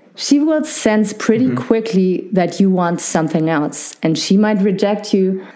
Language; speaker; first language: English; non-native, fluent; German